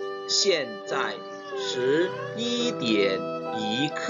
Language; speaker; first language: Chinese; non-native, fluent; Indonesian